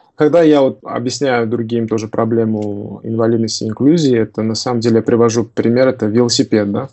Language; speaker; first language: Russian; non-native, local second language; Tajik